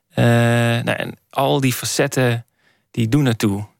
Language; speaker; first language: Dutch; native; Dutch